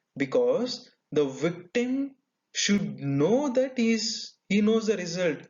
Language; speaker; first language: English; non-native, local second language; Kannada